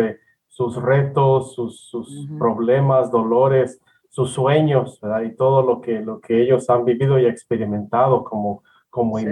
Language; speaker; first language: Spanish; native; Spanish